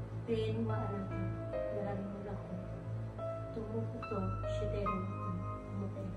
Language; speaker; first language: Japanese; non-native, learner; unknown